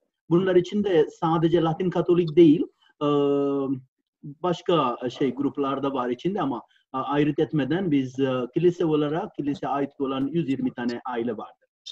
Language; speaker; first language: Turkish; non-native, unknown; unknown